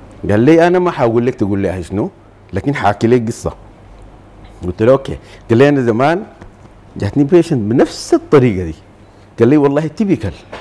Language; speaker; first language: Arabic; native; Arabic